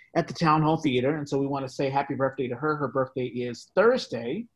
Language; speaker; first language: English; native; English